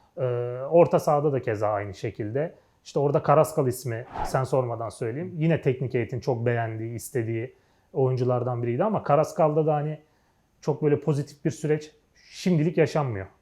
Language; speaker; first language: Turkish; native; Turkish